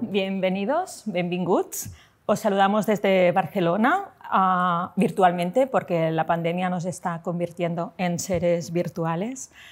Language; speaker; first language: Spanish; non-native, local second language; Catalan